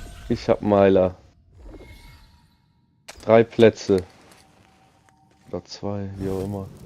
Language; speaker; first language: German; native; German